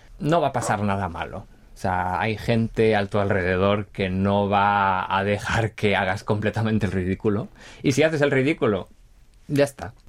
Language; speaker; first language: Spanish; native; Spanish